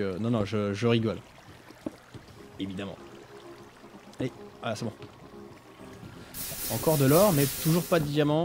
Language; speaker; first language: French; native; French